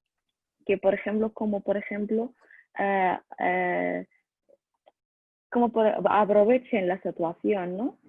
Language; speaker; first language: Spanish; non-native, learner; Arabic